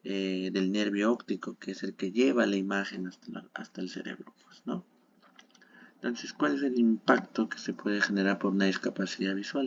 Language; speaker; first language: Spanish; native; Spanish